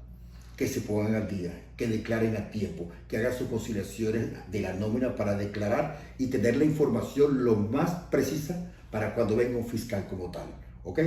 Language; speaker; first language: Spanish; native; Spanish